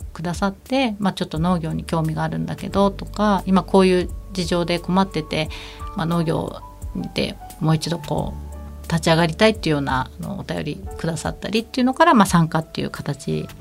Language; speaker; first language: Japanese; native; Japanese